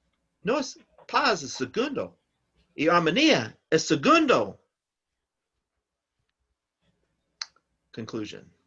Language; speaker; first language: Spanish; non-native, learner; English